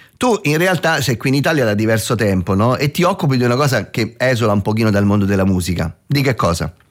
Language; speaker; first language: Italian; native; Italian